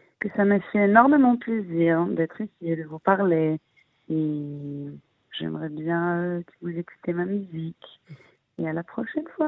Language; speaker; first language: French; early bilingual, heritage; Hebrew